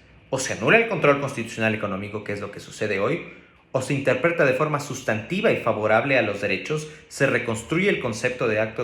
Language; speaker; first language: Spanish; native; Spanish